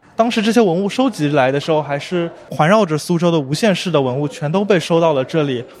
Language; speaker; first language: Chinese; native; Chinese